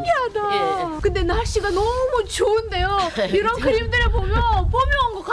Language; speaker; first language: Korean; non-native, fluent; Uzbek